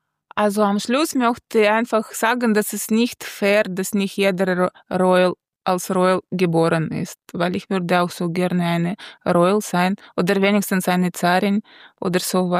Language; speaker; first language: German; non-native, fluent; Russian